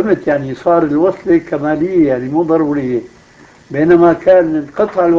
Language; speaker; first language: Arabic; native; Arabic